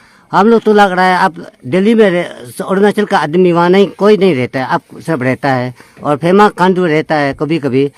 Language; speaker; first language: Hindi; non-native, local second language; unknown